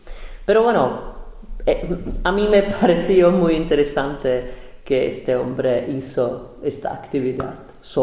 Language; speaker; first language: Spanish; non-native, fluent; Czech